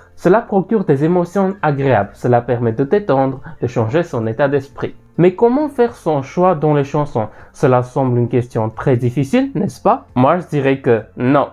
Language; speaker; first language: French; non-native, fluent; Armenian